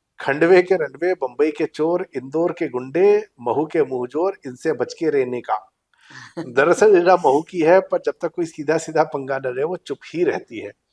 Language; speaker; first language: Hindi; native; Hindi